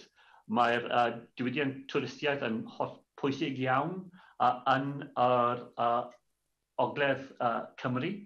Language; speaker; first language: Welsh; non-native, local second language; English